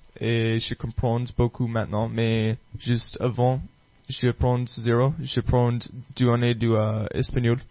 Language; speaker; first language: French; non-native, learner; English